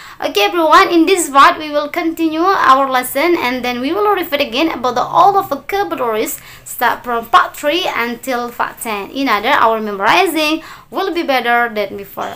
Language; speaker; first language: English; non-native, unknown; Indonesian